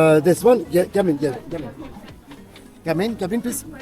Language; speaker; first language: English; non-native, learner; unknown